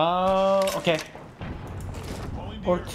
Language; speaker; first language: English; non-native, learner; Korean